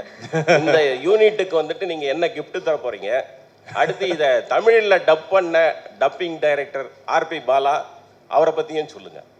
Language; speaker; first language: Tamil; native; Tamil